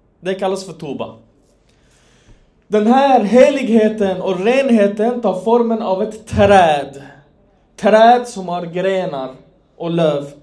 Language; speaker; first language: Swedish; non-native, fluent; Persian